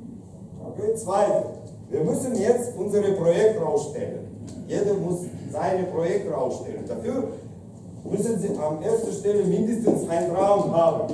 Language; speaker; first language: German; non-native, fluent; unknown